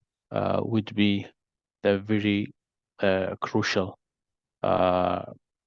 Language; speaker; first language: English; non-native, learner; Arabic